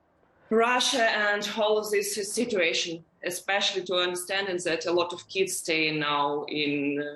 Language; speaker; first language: English; non-native, learner; Ukrainian